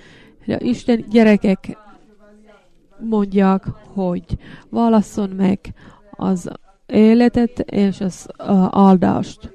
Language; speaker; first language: Hungarian; non-native, learner; Finnish